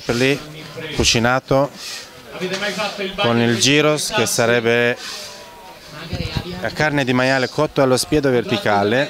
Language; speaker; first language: Italian; non-native, fluent; Greek